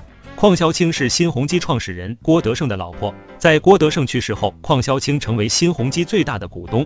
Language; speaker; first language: Chinese; native; Chinese